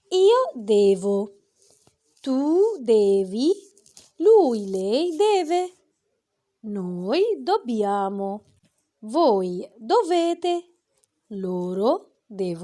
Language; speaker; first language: Italian; non-native, fluent; Arabic